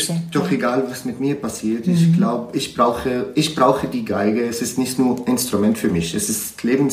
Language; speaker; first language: German; non-native, learner; Arabic